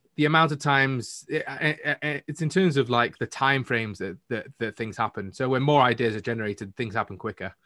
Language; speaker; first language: English; native; English